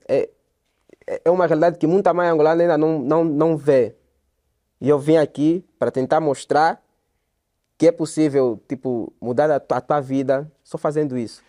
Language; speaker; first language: Portuguese; native; Portuguese